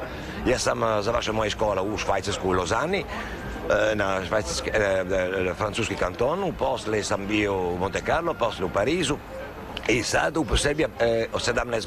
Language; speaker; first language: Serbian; non-native, learner; Italian